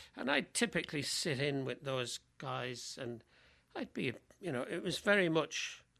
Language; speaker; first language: English; native; English